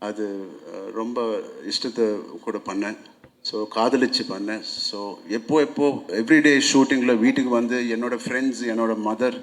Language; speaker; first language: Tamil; non-native, local second language; Telugu